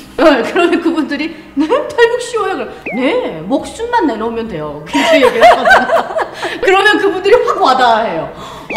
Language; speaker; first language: Korean; native; Korean